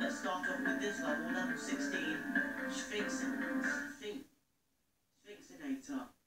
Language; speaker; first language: English; native; English